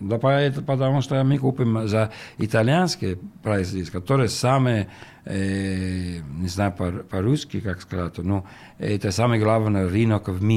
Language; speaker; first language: Russian; non-native, learner; Italian